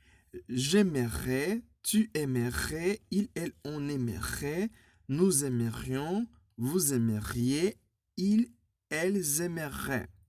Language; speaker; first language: French; non-native, fluent; Spanish